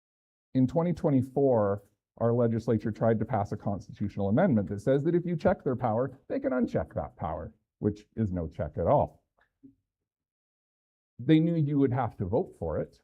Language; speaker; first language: English; native; English